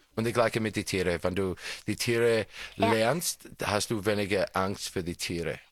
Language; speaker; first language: German; non-native, fluent; English